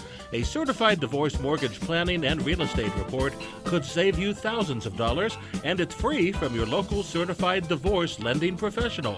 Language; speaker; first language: English; native; English